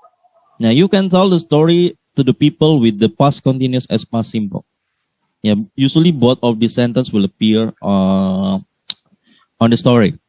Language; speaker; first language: English; non-native, learner; Indonesian